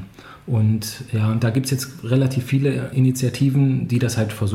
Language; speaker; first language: German; native; German